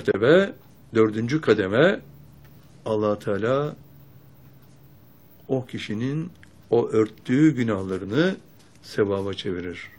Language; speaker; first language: Turkish; native; Turkish